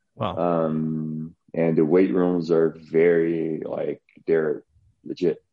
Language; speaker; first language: English; non-native, fluent; Portuguese